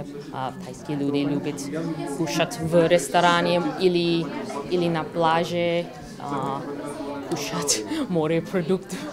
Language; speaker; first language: Russian; non-native, learner; Thai